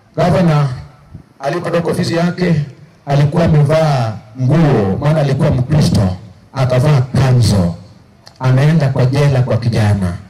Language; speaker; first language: Swahili; non-native, local second language; Gusii